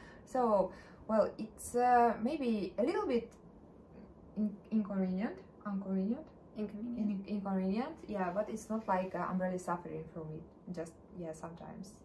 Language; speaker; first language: English; non-native, learner; Russian